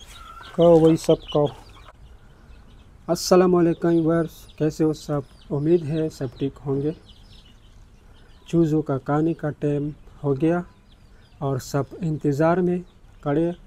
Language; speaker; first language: Hindi; non-native, fluent; Pashto